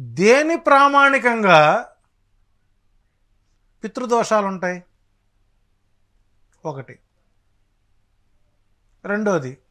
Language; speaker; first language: Telugu; native; Telugu